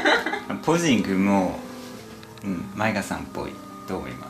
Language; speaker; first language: Japanese; non-native, learner; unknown